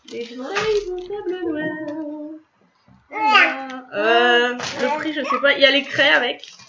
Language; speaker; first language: French; native; French